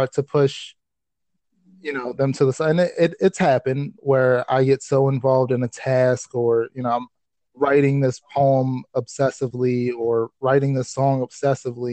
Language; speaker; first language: English; native; English